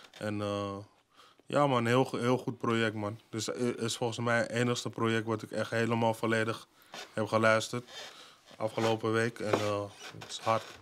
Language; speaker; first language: Dutch; native; Dutch